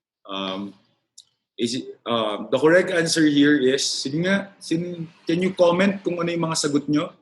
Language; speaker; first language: Filipino; native; Filipino